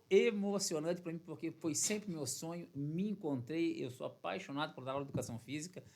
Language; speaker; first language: Portuguese; native; Portuguese